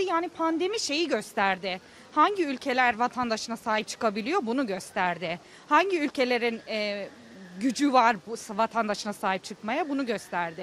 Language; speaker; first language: Turkish; early bilingual, heritage; Turkish